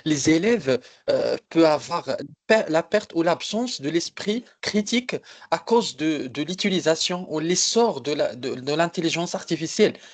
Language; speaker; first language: French; non-native, local second language; Arabic